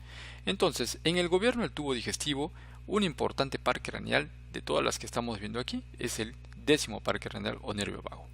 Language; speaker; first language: Spanish; native; Spanish